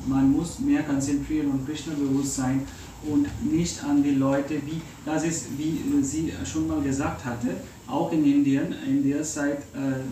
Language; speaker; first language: German; non-native, learner; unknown